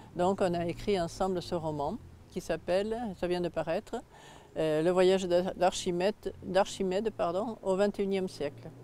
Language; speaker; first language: French; native; French